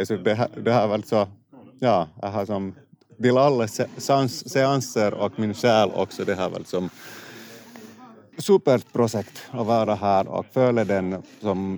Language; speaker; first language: Swedish; non-native, local second language; Finnish